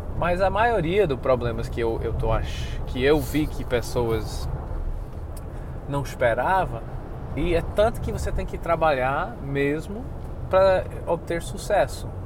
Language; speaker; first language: Portuguese; non-native, fluent; English